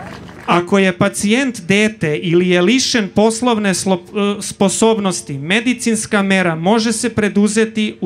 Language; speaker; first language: Serbian; native; Serbian